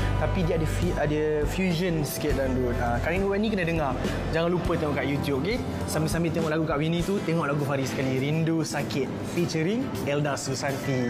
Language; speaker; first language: Malay; native; Malay